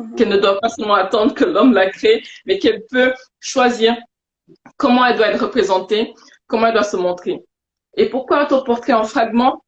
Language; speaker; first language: French; non-native, local second language; Wolof